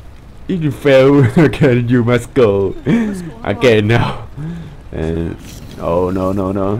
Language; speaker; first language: English; non-native, learner; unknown